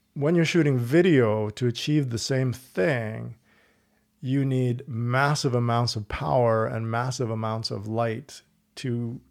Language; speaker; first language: English; native; English